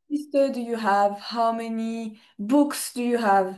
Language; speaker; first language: English; non-native, fluent; French